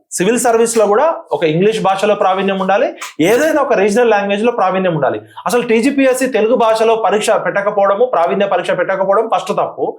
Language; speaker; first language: Telugu; native; Telugu